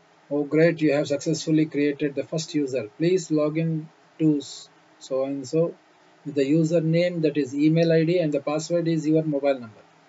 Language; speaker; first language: English; non-native, local second language; Kannada